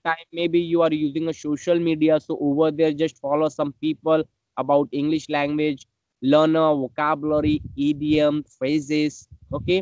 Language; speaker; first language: English; non-native, learner; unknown